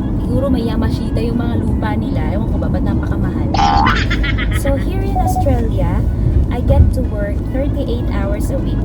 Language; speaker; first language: Filipino; native; Filipino